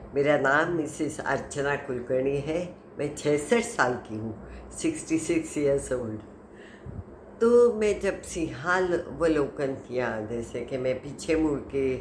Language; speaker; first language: Hindi; non-native, local second language; Marathi